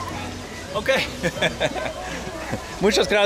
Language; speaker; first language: Spanish; non-native, learner; Norwegian